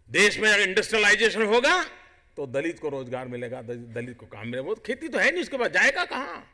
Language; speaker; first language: Hindi; non-native, local second language; Gujarati